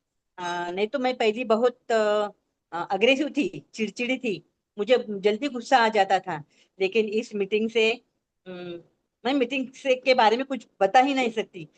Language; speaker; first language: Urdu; non-native, local second language; Marathi